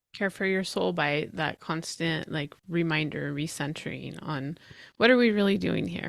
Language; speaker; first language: English; native; English